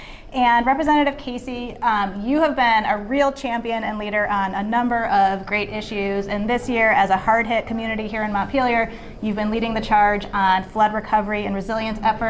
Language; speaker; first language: English; native; English